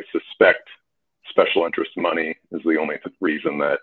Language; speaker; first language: English; native; English